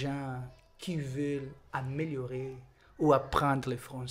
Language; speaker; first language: French; non-native, fluent; Portuguese